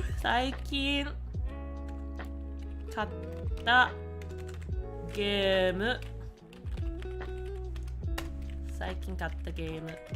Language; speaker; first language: Japanese; non-native, learner; English